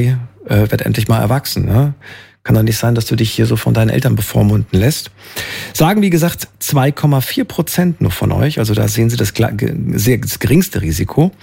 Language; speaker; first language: German; native; German